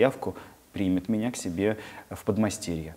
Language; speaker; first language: Russian; native; Russian